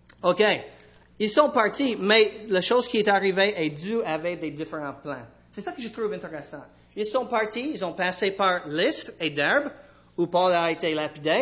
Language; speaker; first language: French; non-native, fluent; English